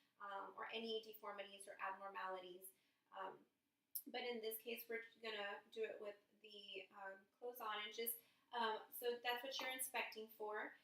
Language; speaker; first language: English; native; English